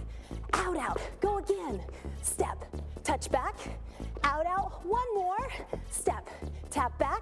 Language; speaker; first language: English; native; English